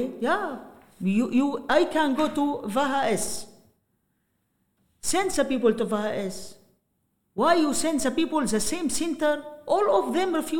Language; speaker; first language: English; non-native, learner; Arabic